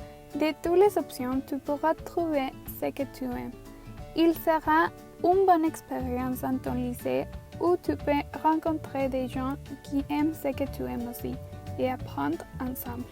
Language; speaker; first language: French; non-native, learner; Spanish